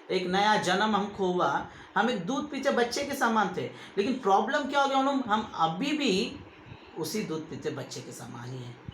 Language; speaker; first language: Hindi; non-native, local second language; Kannada